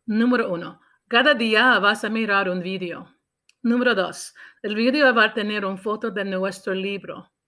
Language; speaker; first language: Spanish; non-native, learner; English